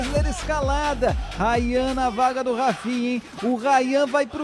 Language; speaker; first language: Portuguese; native; Portuguese